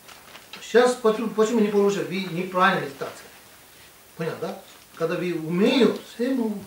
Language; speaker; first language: Russian; non-native, learner; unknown